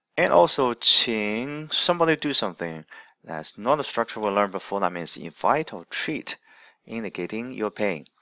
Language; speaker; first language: English; non-native, fluent; Chinese